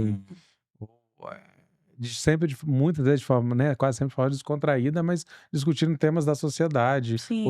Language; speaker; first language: Portuguese; native; Portuguese